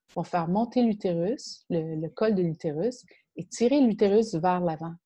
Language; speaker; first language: French; native; French